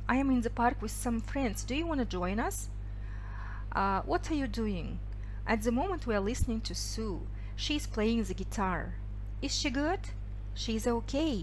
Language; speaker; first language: English; non-native, fluent; Kazakh